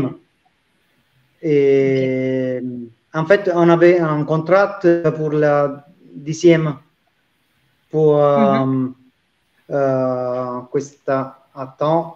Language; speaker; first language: French; non-native, learner; Italian